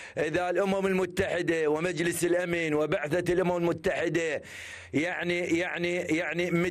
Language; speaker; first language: Arabic; native; Arabic